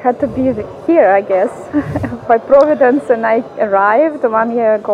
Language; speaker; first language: English; non-native, fluent; Russian